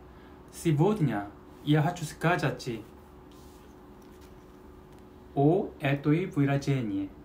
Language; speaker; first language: Russian; non-native, learner; Korean